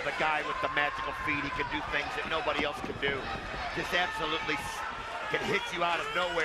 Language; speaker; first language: English; native; English